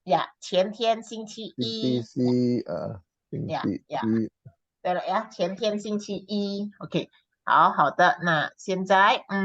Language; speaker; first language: Chinese; non-native, fluent; Indonesian